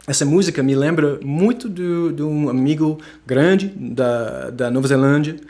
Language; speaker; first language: Portuguese; non-native, fluent; English